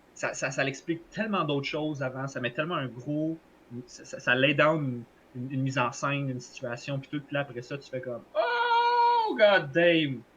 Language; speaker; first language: French; native; French